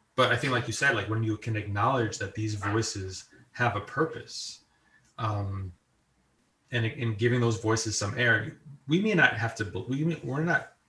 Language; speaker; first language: English; native; English